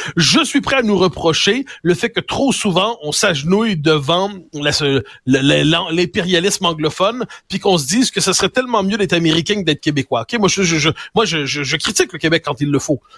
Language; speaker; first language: French; native; French